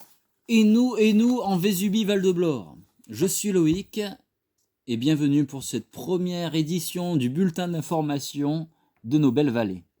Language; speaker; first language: French; native; French